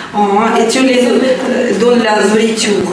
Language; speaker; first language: French; non-native, fluent; Russian